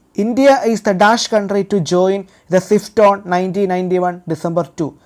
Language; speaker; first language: English; non-native, local second language; Malayalam